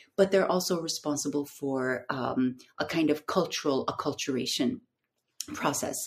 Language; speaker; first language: English; non-native, fluent; Turkish